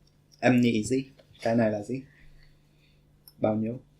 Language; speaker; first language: Vietnamese; non-native, learner; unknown